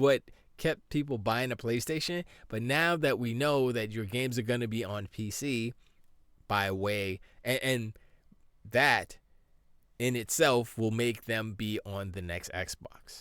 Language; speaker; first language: English; native; English